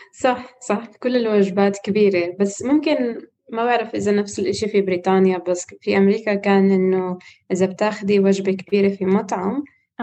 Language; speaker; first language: Arabic; non-native, fluent; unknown